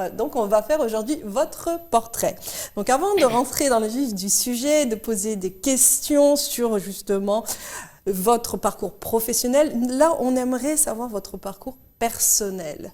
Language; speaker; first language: French; native; French